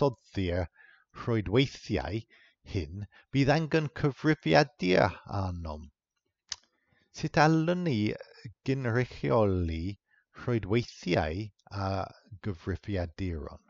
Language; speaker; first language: Welsh; non-native, fluent; English